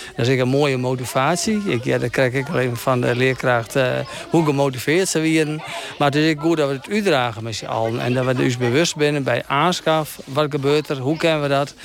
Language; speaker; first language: Dutch; non-native, local second language; Western Frisian